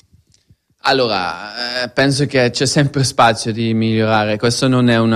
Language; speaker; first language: Italian; non-native, fluent; Dutch